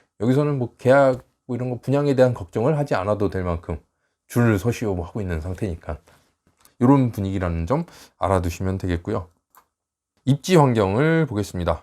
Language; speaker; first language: Korean; native; Korean